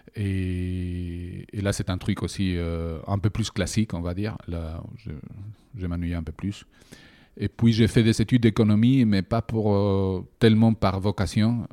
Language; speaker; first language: French; non-native, fluent; Spanish